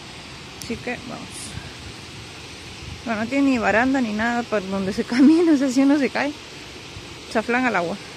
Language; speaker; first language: Spanish; native; Spanish